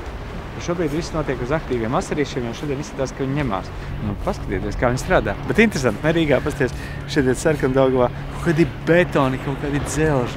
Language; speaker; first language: Latvian; native; Latvian